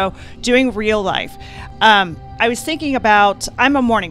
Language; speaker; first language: English; native; English